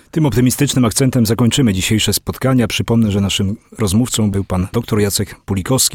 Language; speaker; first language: Polish; native; Polish